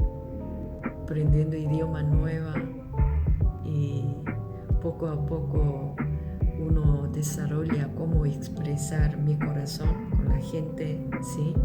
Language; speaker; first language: Spanish; non-native, local second language; Korean